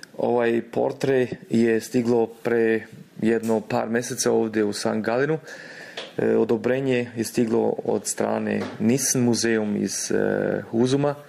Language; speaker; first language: Serbian; early bilingual, heritage; Serbian